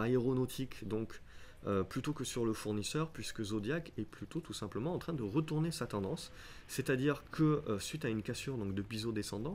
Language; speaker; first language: French; native; French